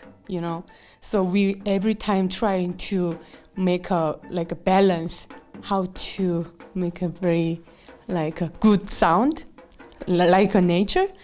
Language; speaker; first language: English; non-native, learner; Korean